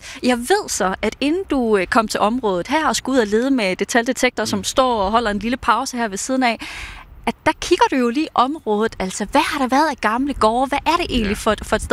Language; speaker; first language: Danish; native; Danish